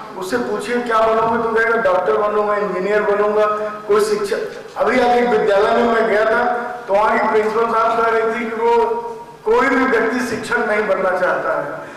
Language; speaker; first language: Hindi; native; Hindi